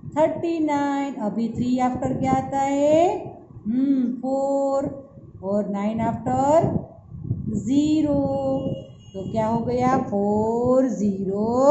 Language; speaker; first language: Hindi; non-native, local second language; Gujarati